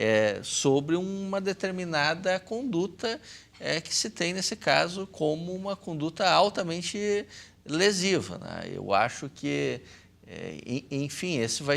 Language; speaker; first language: Portuguese; native; Portuguese